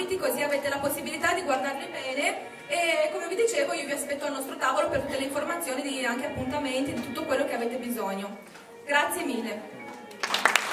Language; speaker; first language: Italian; non-native, fluent; Romanian